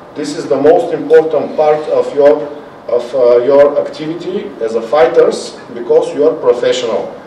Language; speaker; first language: English; non-native, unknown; Bulgarian